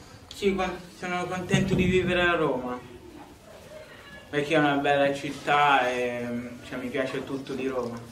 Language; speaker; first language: Italian; early bilingual, other home language; Lingala